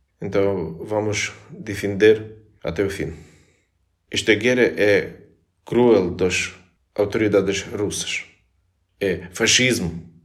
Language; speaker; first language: Portuguese; non-native, learner; Ukrainian